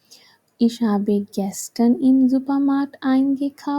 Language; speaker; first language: German; non-native, fluent; Urdu